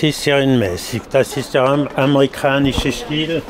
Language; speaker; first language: German; non-native, fluent; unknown